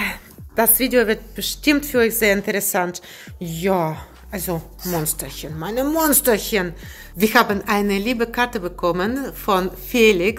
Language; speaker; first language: German; non-native, learner; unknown